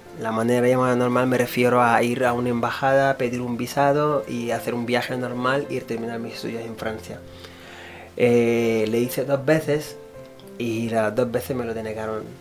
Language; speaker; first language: Spanish; non-native, fluent; Wolof